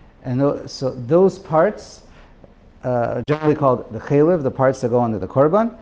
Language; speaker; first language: English; native; English